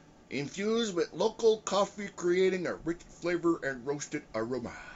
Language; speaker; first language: English; early bilingual, other home language; French